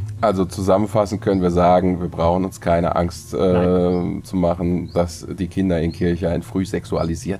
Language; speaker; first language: German; native; German